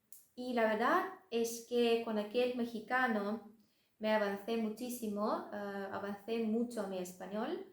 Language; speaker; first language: Spanish; non-native, fluent; Russian